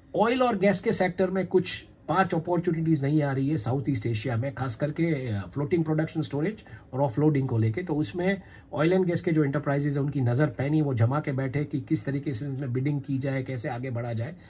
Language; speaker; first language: Hindi; non-native, local second language; Gujarati